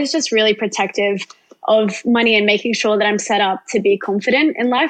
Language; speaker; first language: English; native; English